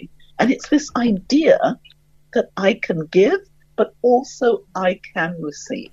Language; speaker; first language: English; native; English